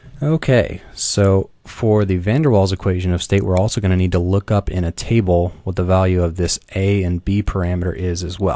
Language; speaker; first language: English; native; English